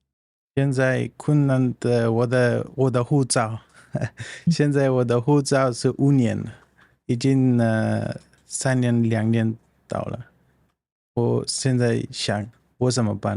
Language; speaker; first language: Chinese; non-native, learner; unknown